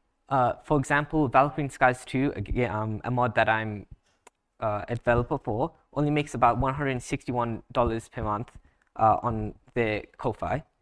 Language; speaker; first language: English; native; English